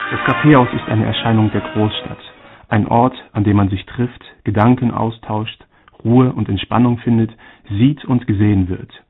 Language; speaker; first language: German; native; German